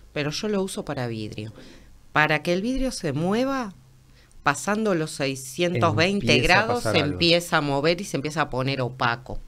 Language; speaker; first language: Spanish; native; Spanish